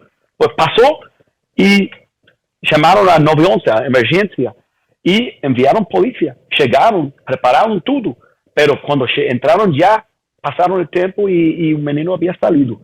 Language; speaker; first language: Portuguese; early bilingual, heritage; Portuguese